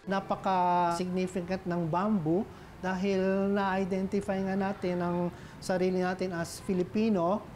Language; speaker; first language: Filipino; native; Filipino